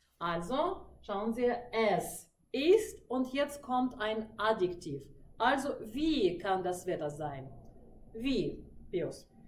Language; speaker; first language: German; non-native, fluent; Russian